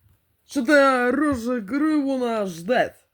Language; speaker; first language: Russian; native; Russian